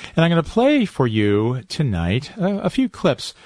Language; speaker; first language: English; native; English